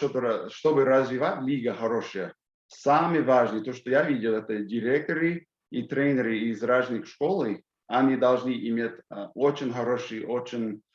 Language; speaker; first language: Russian; non-native, fluent; English